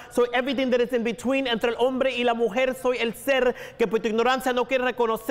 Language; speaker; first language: Spanish; early bilingual, heritage; Spanish